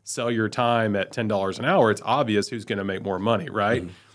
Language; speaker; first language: English; native; English